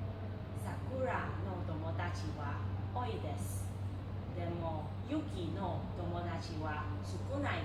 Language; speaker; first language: Japanese; non-native, learner; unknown